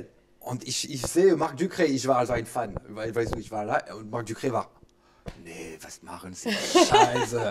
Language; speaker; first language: German; non-native, learner; French